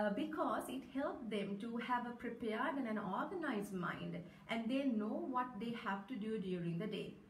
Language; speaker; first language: English; non-native, local second language; Sinhala